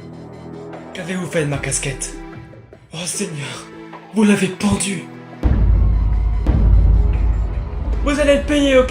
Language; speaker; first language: French; native; French